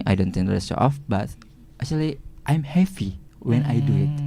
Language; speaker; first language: English; non-native, learner; Indonesian